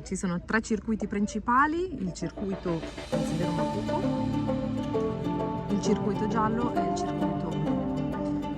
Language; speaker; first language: Italian; native; Italian